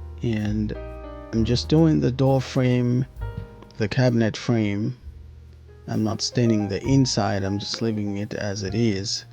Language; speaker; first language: English; native; English